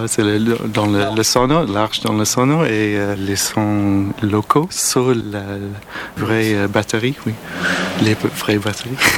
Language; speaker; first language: French; non-native, learner; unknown